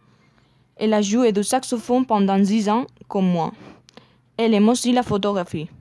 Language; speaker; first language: French; non-native, learner; Spanish